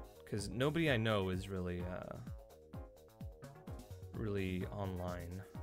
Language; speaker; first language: English; early bilingual, other home language; Spanish